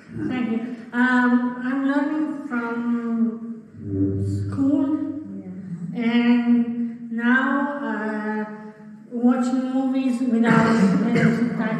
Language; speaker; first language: English; non-native, learner; Italian